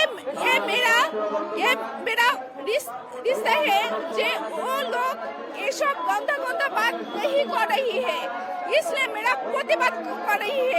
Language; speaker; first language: Hindi; non-native, learner; Bangla